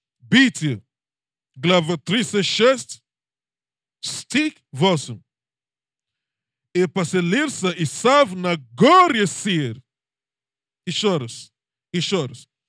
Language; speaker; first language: Russian; non-native, learner; English